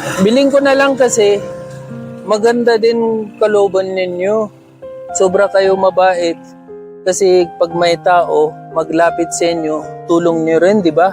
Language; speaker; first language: Filipino; non-native, learner; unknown